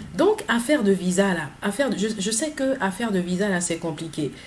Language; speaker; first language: French; native; French